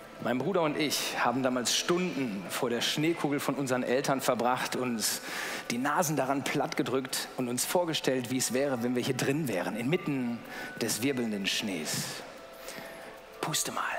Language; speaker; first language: German; native; German